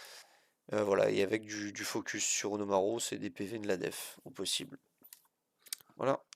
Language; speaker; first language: French; native; French